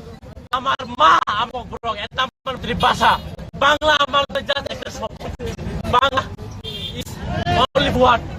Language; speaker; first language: Bangla; non-native, local second language; Kok Borok